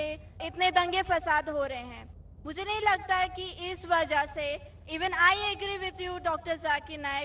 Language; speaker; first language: Hindi; native; Hindi